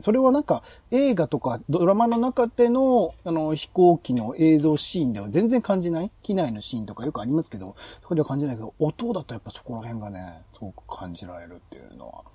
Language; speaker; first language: Japanese; native; Japanese